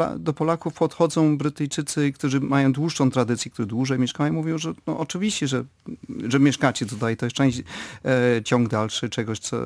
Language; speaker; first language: Polish; early bilingual, heritage; Polish